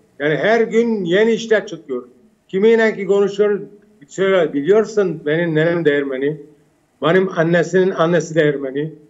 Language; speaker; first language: Turkish; early bilingual, heritage; Armenian